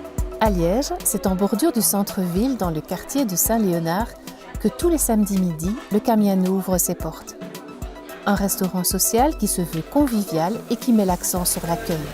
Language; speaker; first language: French; native; French